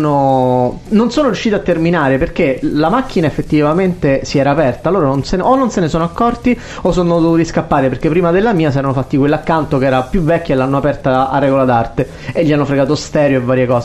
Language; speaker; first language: Italian; native; Italian